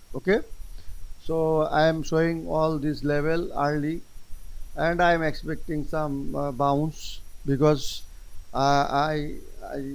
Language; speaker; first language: English; non-native, local second language; Bangla